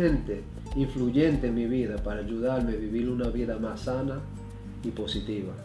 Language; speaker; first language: Spanish; early bilingual, heritage; Spanish